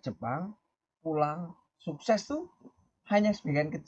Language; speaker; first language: Indonesian; native; Indonesian